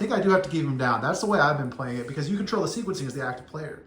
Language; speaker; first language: English; native; English